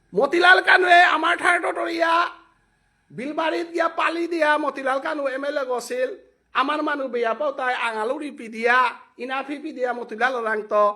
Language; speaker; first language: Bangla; non-native, local second language; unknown